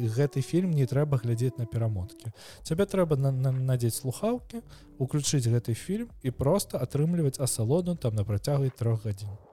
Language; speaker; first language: Belarusian; non-native, local second language; Russian